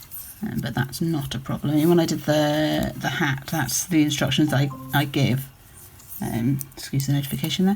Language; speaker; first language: English; native; English